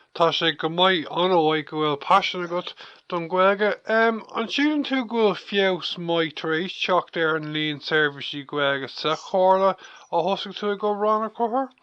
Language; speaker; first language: Irish; non-native, local second language; English